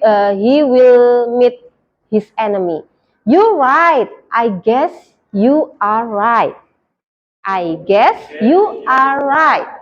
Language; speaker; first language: English; non-native, fluent; Indonesian